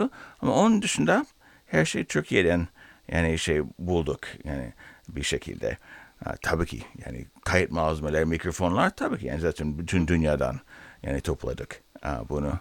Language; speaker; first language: Turkish; non-native, learner; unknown